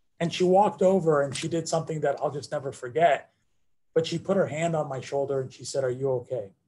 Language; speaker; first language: English; native; English